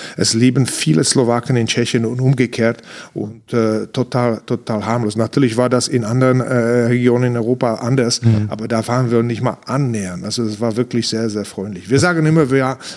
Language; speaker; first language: German; non-native, fluent; Czech